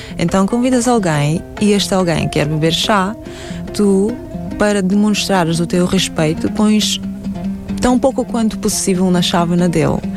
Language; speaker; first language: Portuguese; non-native, fluent; Russian